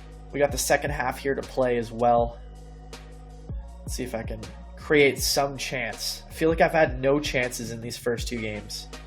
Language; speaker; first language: English; native; English